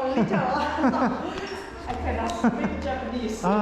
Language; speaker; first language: English; non-native, learner; Vietnamese